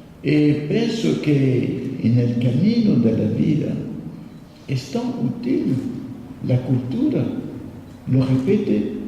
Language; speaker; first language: Spanish; non-native, fluent; French